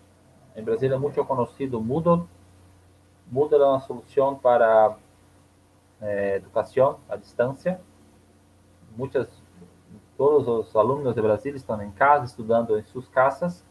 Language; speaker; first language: Spanish; non-native, learner; Portuguese